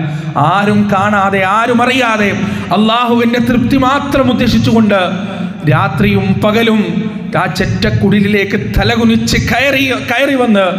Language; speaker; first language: Malayalam; native; Malayalam